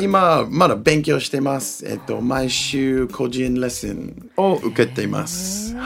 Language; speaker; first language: Japanese; non-native, learner; English